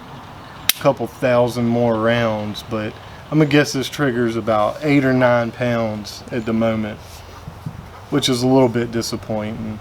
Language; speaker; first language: English; native; English